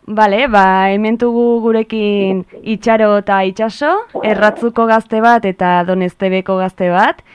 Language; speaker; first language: Basque; native; Basque